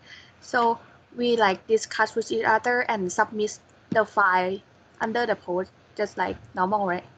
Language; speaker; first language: English; non-native, fluent; Thai